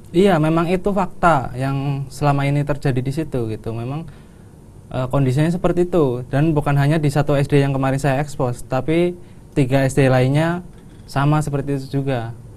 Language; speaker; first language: Indonesian; non-native, local second language; Javanese